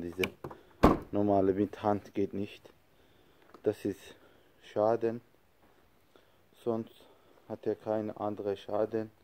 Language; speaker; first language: German; non-native, learner; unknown